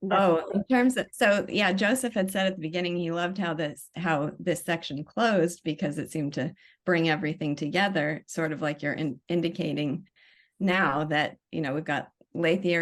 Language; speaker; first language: English; native; English